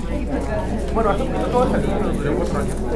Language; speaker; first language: Spanish; non-native, local second language; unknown